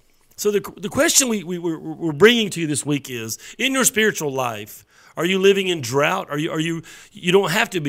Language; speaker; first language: English; native; English